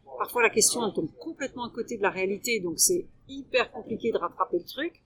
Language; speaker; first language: French; early bilingual, heritage; French